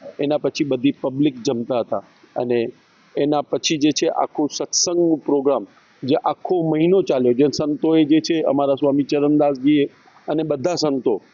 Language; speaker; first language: Gujarati; non-native, local second language; Sindhi